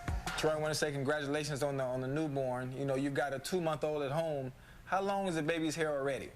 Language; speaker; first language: English; native; English